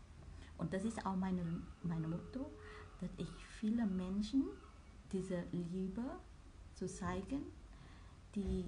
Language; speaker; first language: German; non-native, learner; Vietnamese